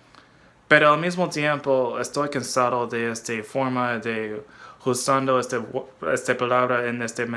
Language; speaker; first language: Spanish; non-native, fluent; English